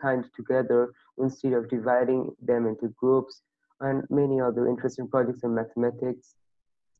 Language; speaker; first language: English; non-native, local second language; Bangla